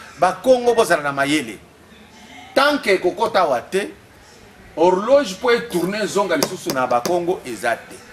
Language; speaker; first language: Lingala; non-native, local second language; Swahili